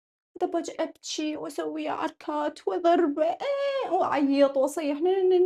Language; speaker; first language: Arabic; native; Arabic